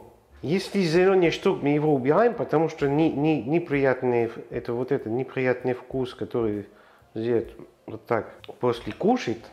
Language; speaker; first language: Russian; non-native, learner; French